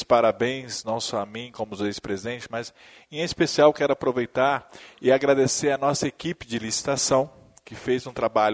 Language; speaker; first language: Portuguese; native; Portuguese